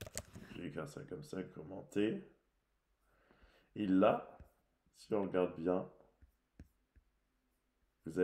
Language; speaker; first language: French; native; French